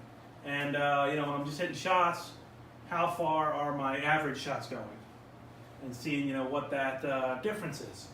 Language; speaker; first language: English; native; English